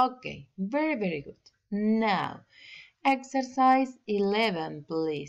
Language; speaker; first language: English; non-native, learner; Spanish